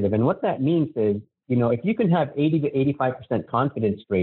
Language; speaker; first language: English; non-native, local second language; Filipino